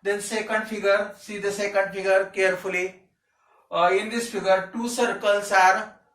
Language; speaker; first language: English; non-native, local second language; Marathi